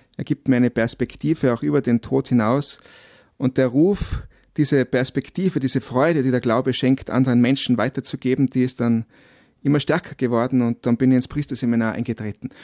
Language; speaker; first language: German; native; German